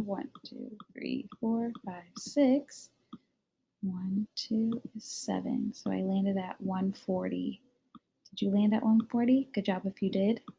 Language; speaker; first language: English; native; English